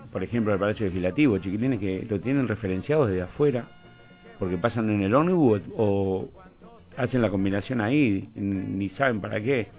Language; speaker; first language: Spanish; native; Spanish